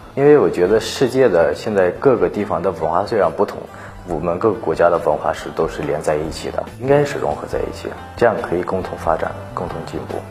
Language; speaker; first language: Chinese; non-native, fluent; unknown